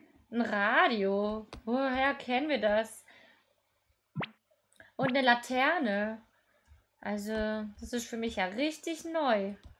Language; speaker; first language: German; native; German